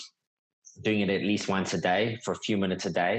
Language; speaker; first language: English; native; English